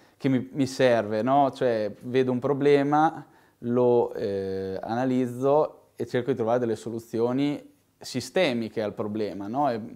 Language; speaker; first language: Italian; native; Italian